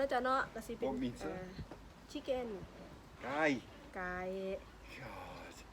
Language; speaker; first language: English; non-native, learner; Thai